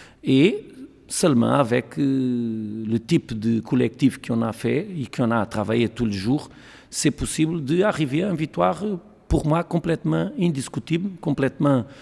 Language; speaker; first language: French; non-native, learner; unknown